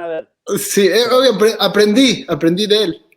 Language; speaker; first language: Portuguese; non-native, fluent; Spanish